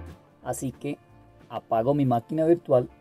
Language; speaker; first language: Spanish; native; Spanish